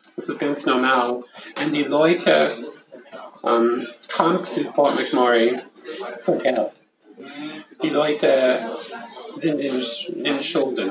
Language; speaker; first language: German; non-native, learner; English